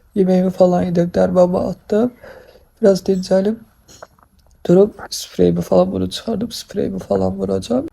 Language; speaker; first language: Turkish; non-native, fluent; Azerbaijani